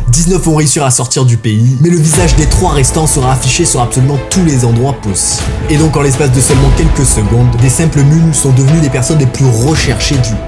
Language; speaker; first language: French; native; French